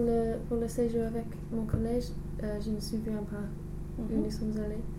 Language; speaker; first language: French; non-native, learner; English